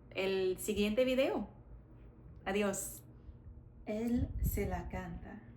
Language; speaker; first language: Spanish; non-native, fluent; English